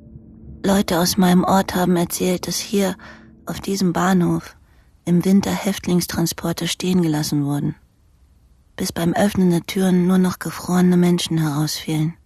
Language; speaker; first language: German; native; German